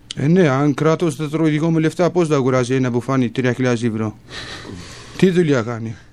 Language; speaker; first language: Greek; non-native, learner; Kurdish